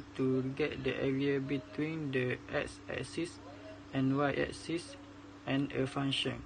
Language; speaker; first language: English; non-native, local second language; Malay